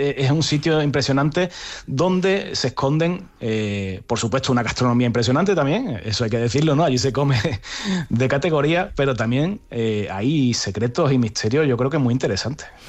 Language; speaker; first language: Spanish; native; Spanish